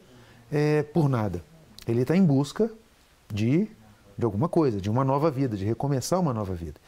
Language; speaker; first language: Portuguese; native; Portuguese